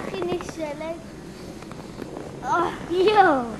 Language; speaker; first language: Hebrew; early bilingual, heritage; Hebrew